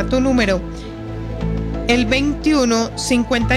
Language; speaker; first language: Spanish; native; Spanish